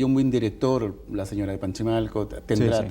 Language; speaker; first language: Spanish; native; Spanish